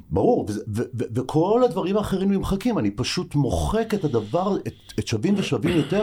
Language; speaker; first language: Hebrew; native; Hebrew